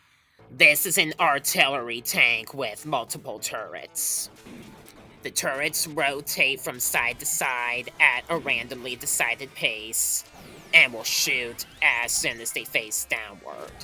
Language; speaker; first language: English; native; English